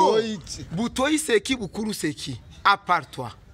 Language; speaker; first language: French; non-native, local second language; Rundi